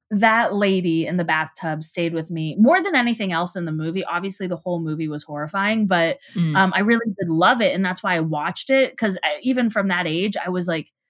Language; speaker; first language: English; native; English